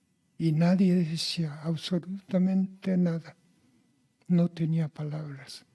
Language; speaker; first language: Spanish; non-native, fluent; Japanese